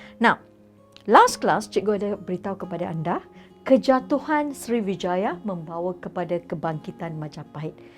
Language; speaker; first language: Malay; non-native, local second language; Tamil